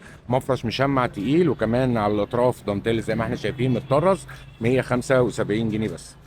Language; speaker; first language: Arabic; native; Arabic